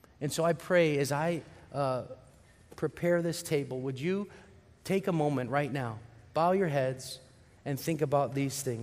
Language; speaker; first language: English; native; English